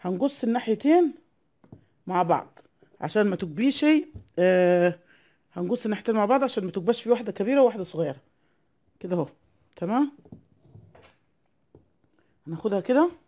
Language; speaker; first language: Arabic; native; Arabic